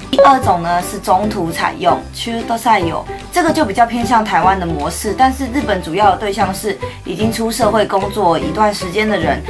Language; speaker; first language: Chinese; native; Chinese